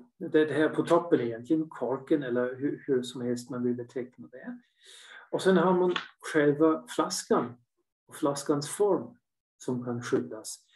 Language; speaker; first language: Swedish; non-native, fluent; German